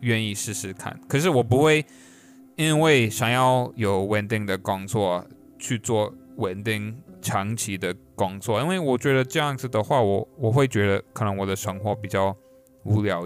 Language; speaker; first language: Chinese; non-native, fluent; English